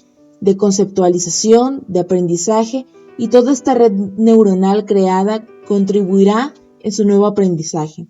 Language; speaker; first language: Spanish; native; Spanish